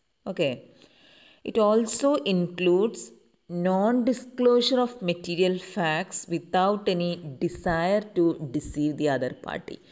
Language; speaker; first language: English; non-native, local second language; Malayalam